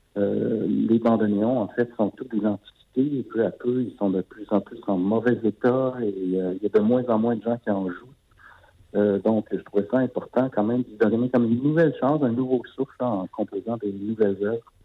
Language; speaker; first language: French; native; French